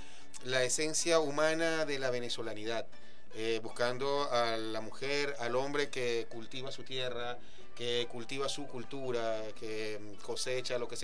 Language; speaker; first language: Spanish; native; Spanish